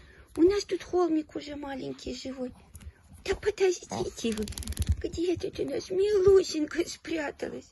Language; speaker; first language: Russian; native; Russian